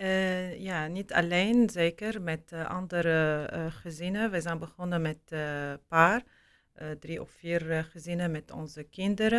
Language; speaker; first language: Dutch; non-native, learner; Arabic